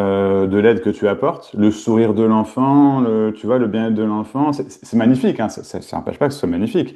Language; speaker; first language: French; native; French